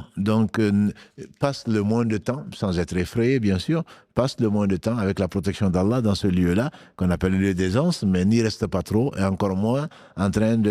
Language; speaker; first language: French; native; French